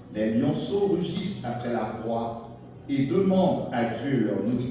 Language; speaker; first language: French; non-native, local second language; Haitian Creole